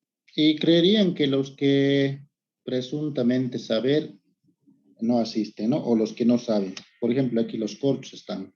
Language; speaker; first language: Spanish; native; Spanish